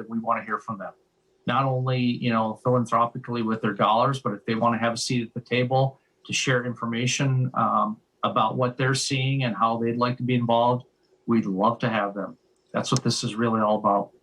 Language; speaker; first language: English; native; English